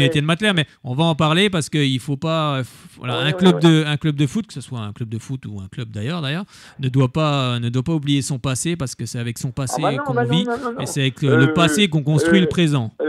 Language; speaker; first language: French; native; French